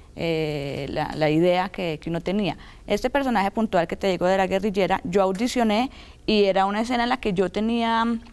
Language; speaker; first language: Spanish; native; Spanish